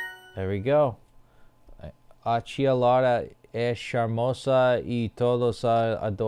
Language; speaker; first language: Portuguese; non-native, learner; English